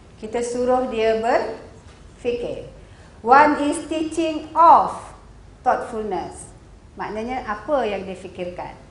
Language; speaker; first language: Malay; native; Malay